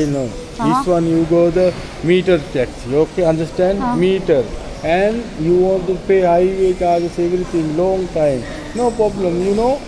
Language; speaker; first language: English; non-native, learner; Sinhala